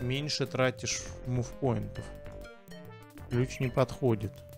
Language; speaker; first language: Russian; native; Russian